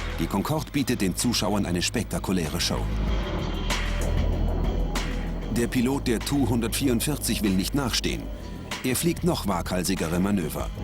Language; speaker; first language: German; native; German